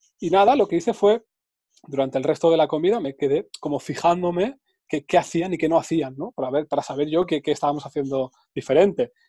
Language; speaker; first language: Spanish; native; Spanish